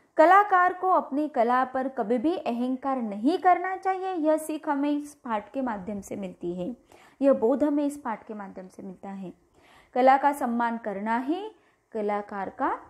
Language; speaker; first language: Hindi; non-native, local second language; Marathi